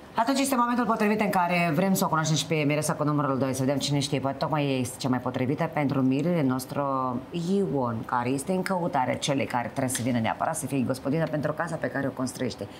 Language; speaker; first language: Romanian; native; Romanian